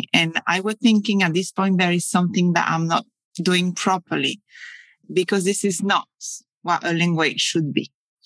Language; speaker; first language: English; non-native, fluent; French